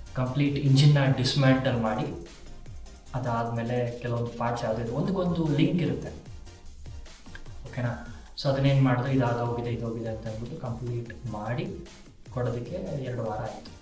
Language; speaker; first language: Kannada; native; Kannada